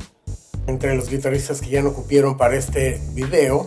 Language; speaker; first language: Spanish; native; Spanish